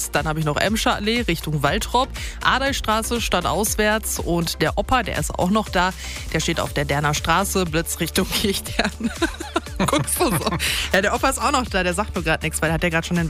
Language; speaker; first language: German; native; German